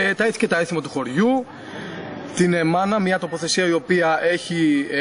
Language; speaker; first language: Greek; native; Greek